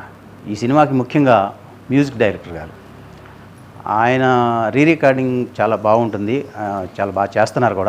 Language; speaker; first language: Telugu; native; Telugu